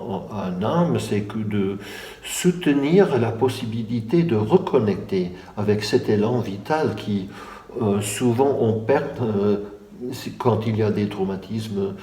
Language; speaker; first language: French; non-native, fluent; English